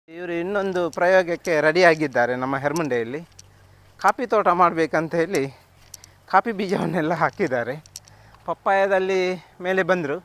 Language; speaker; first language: Kannada; non-native, local second language; Tulu